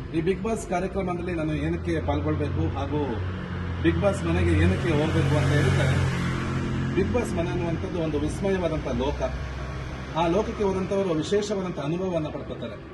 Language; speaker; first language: Kannada; non-native, local second language; Konkani